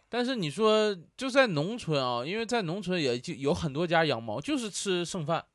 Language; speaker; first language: Chinese; native; Chinese